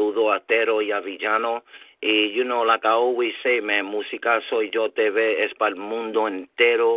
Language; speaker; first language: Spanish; early bilingual, heritage; English